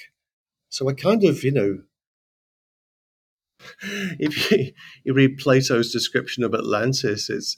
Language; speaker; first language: English; native; English